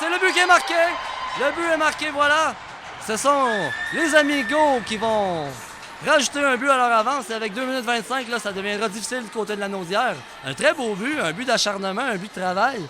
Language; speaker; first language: French; native; French